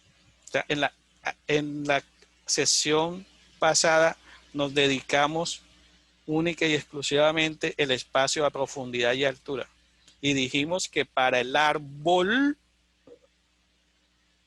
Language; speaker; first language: Spanish; native; Spanish